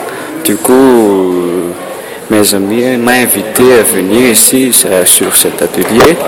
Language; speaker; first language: French; non-native, learner; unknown